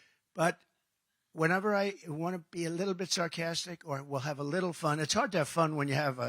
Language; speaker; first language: English; native; English